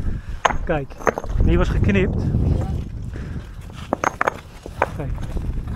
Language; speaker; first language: Dutch; native; Dutch